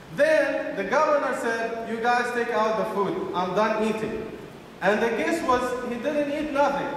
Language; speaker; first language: English; non-native, fluent; Arabic